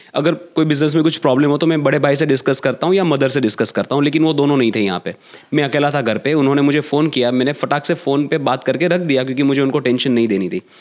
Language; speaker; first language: Hindi; non-native, local second language; Gujarati